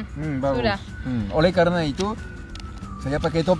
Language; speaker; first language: Indonesian; non-native, fluent; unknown